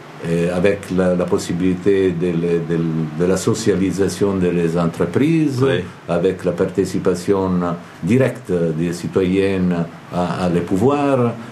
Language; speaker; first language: French; non-native, fluent; Italian